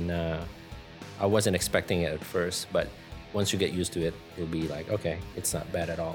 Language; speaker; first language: English; non-native, local second language; Filipino